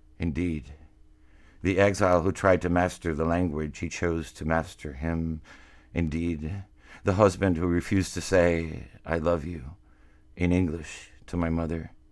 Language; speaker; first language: English; early bilingual, other home language; Spanish